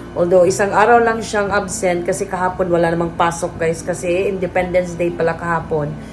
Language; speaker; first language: Filipino; native; Filipino